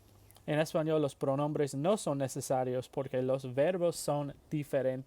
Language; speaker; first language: Spanish; non-native, fluent; English